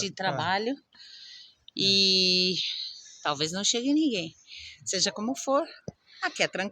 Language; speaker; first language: Portuguese; native; Portuguese